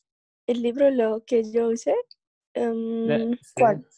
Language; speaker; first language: Spanish; non-native, learner; English